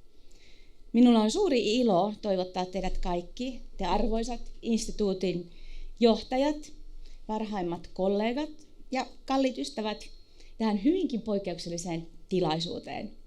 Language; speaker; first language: Finnish; native; Finnish